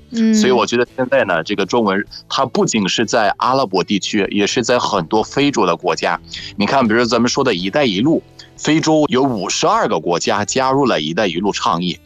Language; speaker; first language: Chinese; non-native, fluent; Arabic